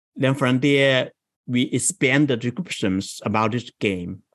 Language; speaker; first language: English; non-native, fluent; Chinese